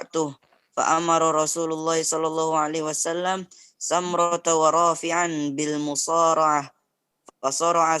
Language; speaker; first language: Arabic; non-native, learner; Indonesian